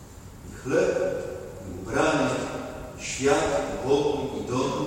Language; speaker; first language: Polish; native; Polish